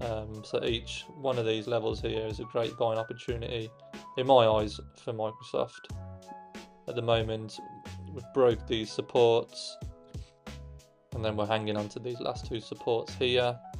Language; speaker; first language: English; native; English